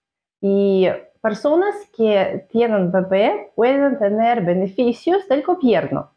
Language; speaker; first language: Spanish; non-native, fluent; Russian